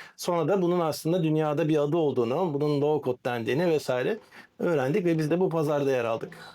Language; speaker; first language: Turkish; native; Turkish